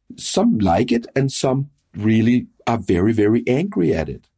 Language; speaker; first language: English; non-native, fluent; Danish